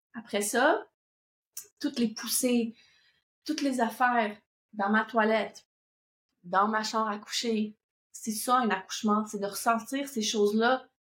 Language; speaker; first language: French; native; French